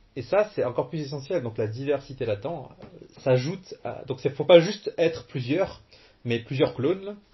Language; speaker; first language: French; early bilingual, other home language; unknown